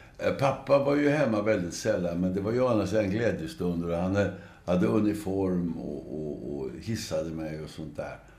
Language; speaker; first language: Swedish; native; Swedish